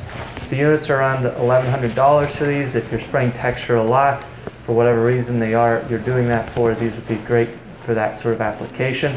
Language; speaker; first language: English; native; English